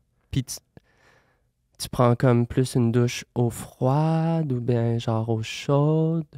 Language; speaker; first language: French; native; French